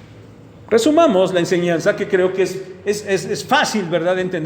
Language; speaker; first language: Spanish; native; Spanish